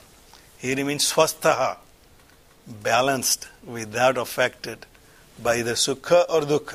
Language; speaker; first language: English; non-native, local second language; Gujarati